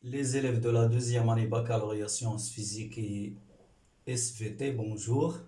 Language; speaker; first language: French; non-native, local second language; Arabic